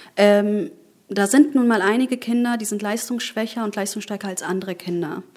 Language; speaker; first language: German; early bilingual, other home language; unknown